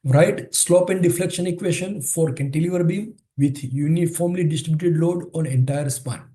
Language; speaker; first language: English; non-native, local second language; Gujarati